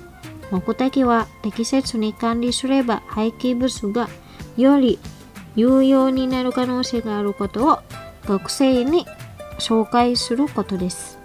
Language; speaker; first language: Japanese; non-native, fluent; Indonesian